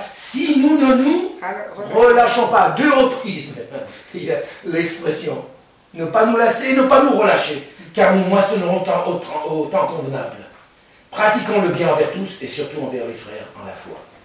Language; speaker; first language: French; native; French